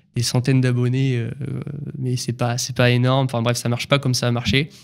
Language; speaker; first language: French; native; French